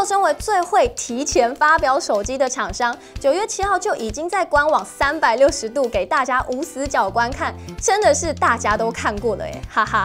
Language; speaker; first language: Chinese; native; Chinese